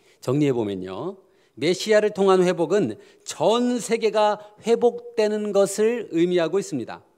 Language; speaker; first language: Korean; native; Korean